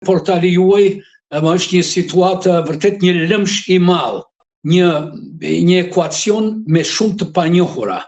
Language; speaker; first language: Albanian; native; Albanian